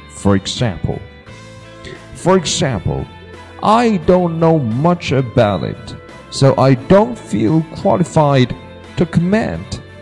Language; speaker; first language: English; non-native, fluent; Chinese